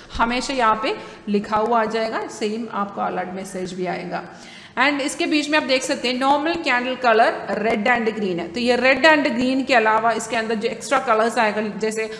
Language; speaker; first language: Hindi; non-native, local second language; Malayalam